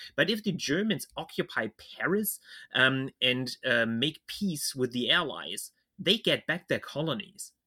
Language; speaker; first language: English; non-native, fluent; German